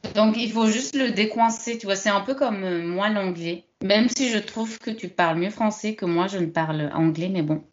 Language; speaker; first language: French; early bilingual, other home language; Spanish